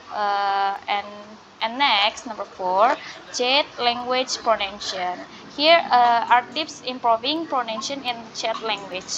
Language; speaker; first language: English; non-native, learner; Indonesian